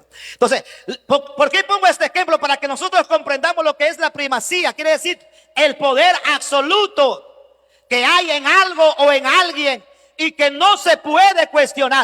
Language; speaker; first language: Spanish; native; Spanish